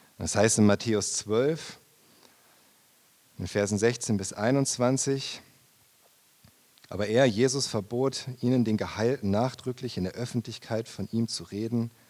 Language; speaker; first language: German; native; German